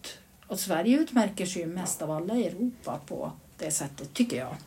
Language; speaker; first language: Swedish; native; Swedish